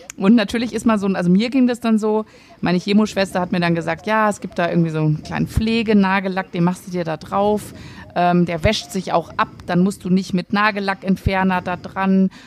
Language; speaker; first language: German; native; German